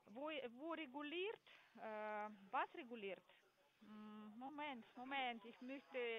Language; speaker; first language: German; non-native, learner; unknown